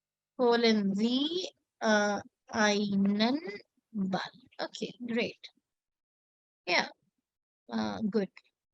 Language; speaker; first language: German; non-native, fluent; Hindi